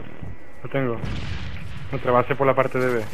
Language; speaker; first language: Spanish; native; Spanish